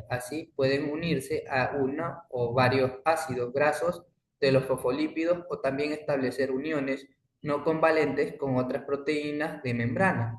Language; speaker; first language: Spanish; native; Spanish